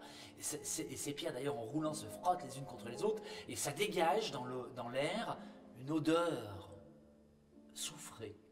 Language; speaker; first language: French; native; French